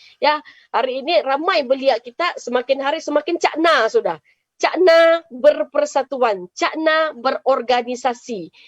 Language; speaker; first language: Malay; native; Malay